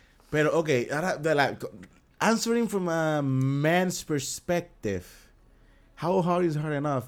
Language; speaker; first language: English; non-native, local second language; Spanish